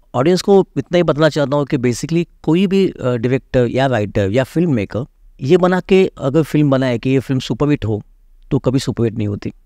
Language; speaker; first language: Hindi; non-native, local second language; Marathi